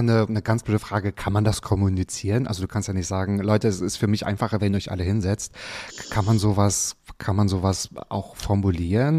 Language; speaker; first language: German; native; German